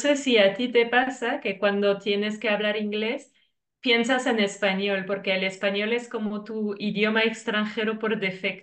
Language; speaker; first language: Spanish; non-native, fluent; French